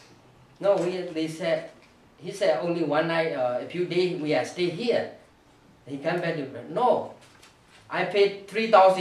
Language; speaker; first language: English; non-native, learner; Burmese